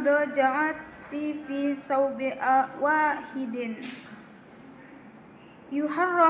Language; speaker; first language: Arabic; non-native, learner; Indonesian